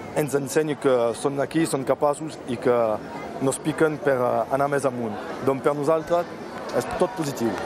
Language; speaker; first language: Catalan; non-native, local second language; French